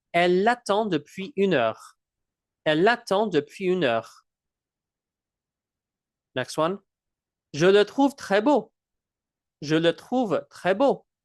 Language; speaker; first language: French; non-native, local second language; English